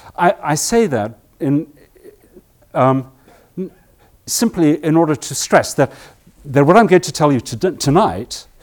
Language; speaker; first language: English; native; English